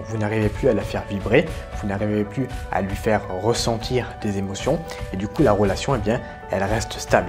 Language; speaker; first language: French; native; French